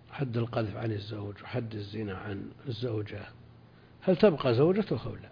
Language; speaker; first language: Arabic; native; Arabic